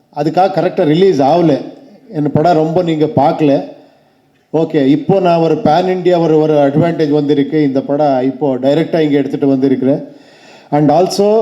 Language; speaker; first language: Tamil; non-native, learner; Kannada